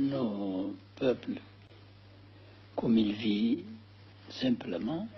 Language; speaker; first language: French; non-native, fluent; Amharic